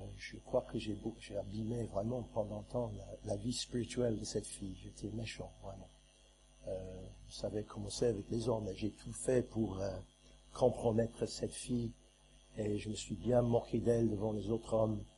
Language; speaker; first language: French; non-native, fluent; English